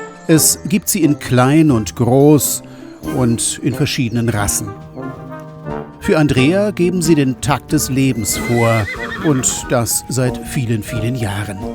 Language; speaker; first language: German; native; German